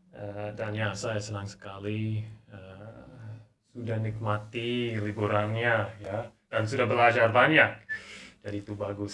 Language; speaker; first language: Indonesian; non-native, learner; English